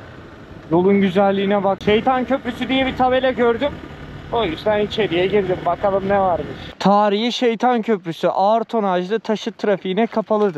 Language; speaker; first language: Turkish; native; Turkish